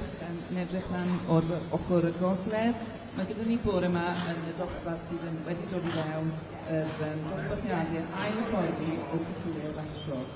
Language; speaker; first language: Welsh; native; Welsh